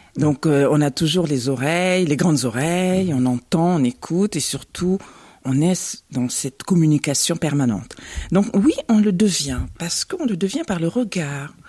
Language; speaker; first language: French; early bilingual, other home language; Bambara